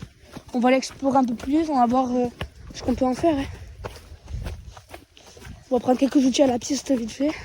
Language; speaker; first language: French; native; French